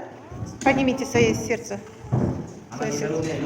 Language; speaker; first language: Russian; non-native, local second language; Kazakh